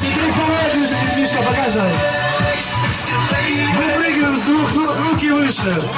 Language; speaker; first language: Russian; native; Russian